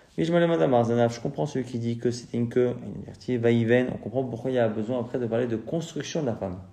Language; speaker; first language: French; native; French